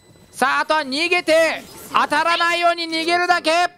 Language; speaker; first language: Japanese; early bilingual, heritage; Japanese